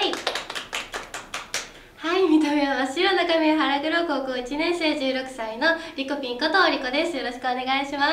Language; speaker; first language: Japanese; native; Japanese